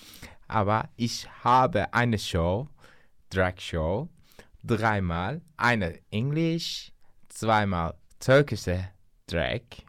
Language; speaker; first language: German; non-native, learner; Turkish